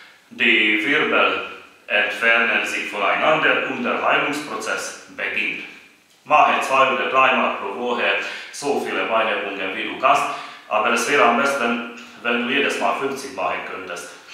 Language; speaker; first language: German; non-native, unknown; Hungarian